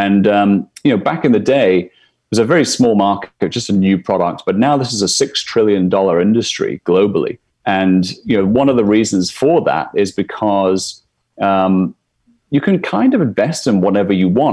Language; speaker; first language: English; native; English